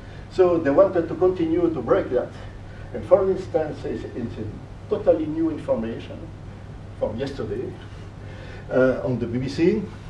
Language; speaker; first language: English; non-native, fluent; French